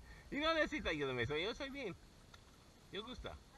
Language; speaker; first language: Spanish; non-native, learner; English